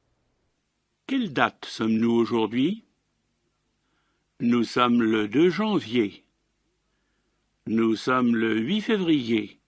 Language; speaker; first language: French; native; French